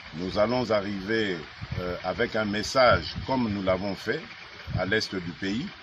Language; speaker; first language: French; non-native, local second language; Luba-Lulua